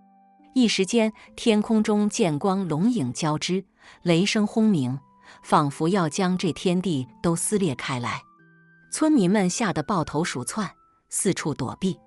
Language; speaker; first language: Chinese; native; Chinese